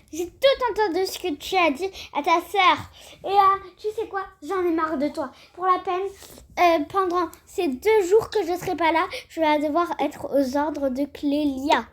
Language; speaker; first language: French; native; French